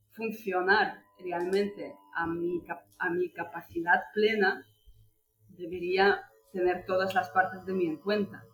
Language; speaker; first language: Spanish; non-native, fluent; Russian